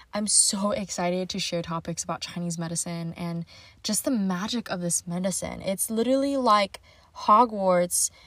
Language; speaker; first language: English; native; English